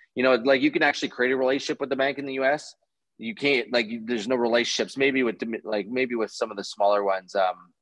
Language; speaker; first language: English; native; English